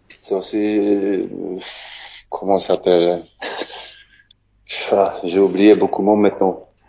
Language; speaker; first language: French; non-native, learner; Polish